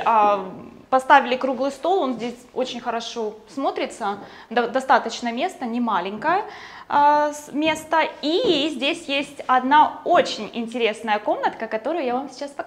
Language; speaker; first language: Russian; native; Russian